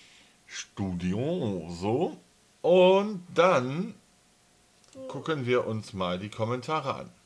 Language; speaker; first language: German; native; German